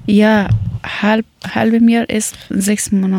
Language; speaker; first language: German; non-native, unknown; Persian